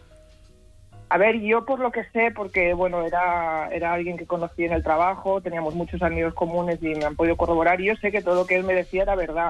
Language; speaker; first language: Spanish; native; Spanish